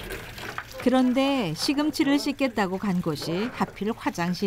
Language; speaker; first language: Korean; native; Korean